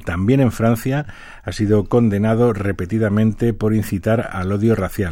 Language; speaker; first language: Spanish; native; Spanish